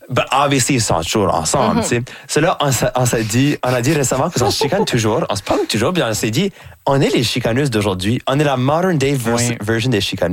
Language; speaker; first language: French; native; French